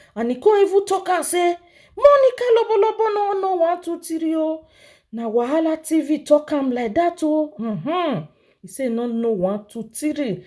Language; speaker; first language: Nigerian Pidgin; non-native, local second language; Yoruba